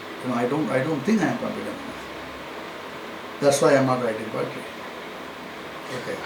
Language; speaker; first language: English; non-native, local second language; Tamil